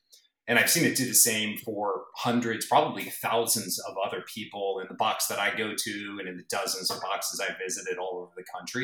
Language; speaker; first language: English; native; English